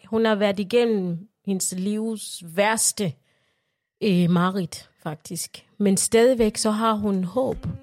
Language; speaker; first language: Danish; non-native, fluent; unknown